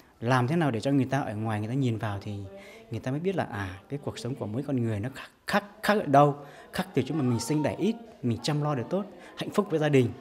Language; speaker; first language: Vietnamese; non-native, local second language; Hmong